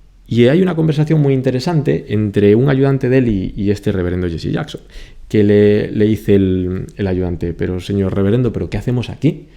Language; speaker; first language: Spanish; native; Spanish